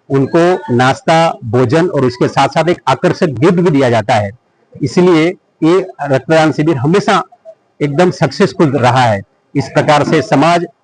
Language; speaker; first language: Hindi; non-native, local second language; Marathi